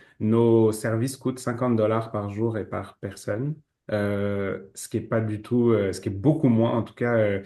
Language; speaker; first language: French; native; French